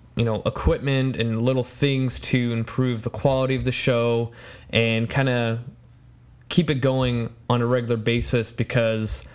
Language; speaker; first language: English; non-native, fluent; Polish